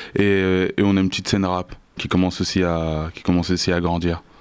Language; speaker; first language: French; native; French